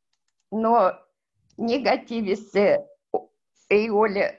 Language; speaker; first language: Finnish; non-native, learner; Russian